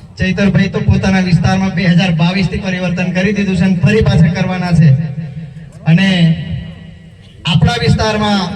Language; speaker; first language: Gujarati; non-native, local second language; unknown